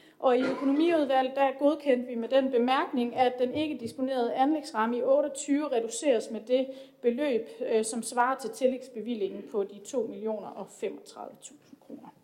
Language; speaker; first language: Danish; native; Danish